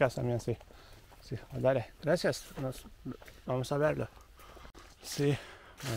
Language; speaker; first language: Spanish; non-native, learner; Turkish